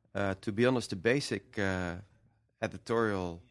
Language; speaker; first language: English; non-native, fluent; Dutch